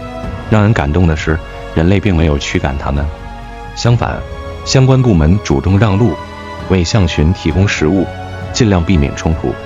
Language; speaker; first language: Chinese; native; Chinese